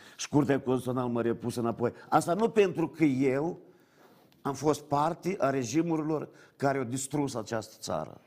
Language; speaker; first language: Romanian; native; Romanian